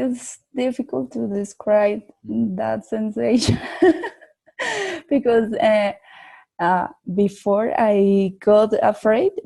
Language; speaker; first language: English; non-native, learner; Spanish